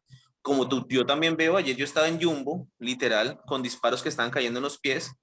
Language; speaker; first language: Spanish; native; Spanish